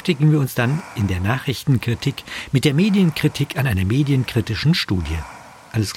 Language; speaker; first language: German; native; German